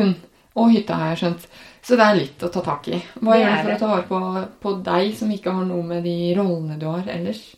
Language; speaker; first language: Norwegian; native; Norwegian